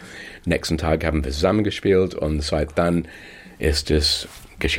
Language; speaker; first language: German; non-native, fluent; English